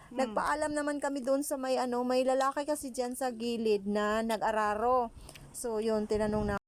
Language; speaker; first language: Filipino; non-native, local second language; Cebuano